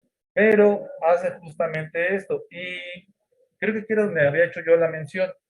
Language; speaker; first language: Spanish; native; Spanish